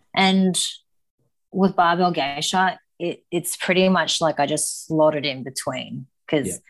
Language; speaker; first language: English; early bilingual, other home language; Japanese